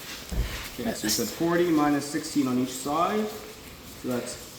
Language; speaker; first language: English; native; English